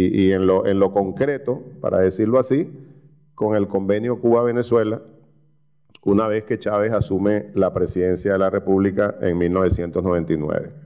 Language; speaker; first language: Spanish; native; Spanish